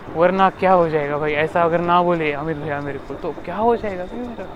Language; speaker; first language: Hindi; non-native, local second language; Marathi